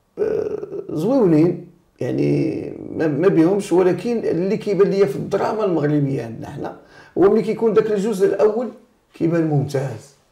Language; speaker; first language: Arabic; native; Arabic